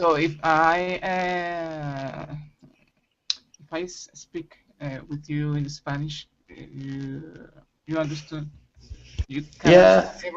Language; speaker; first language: English; non-native, learner; Spanish